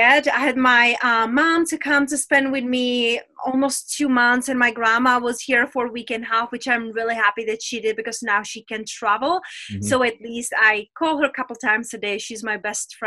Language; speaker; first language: English; non-native, fluent; Czech